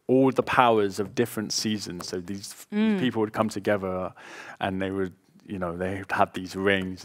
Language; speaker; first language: English; native; English